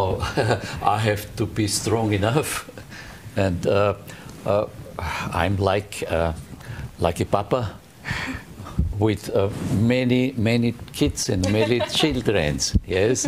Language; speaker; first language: English; non-native, learner; German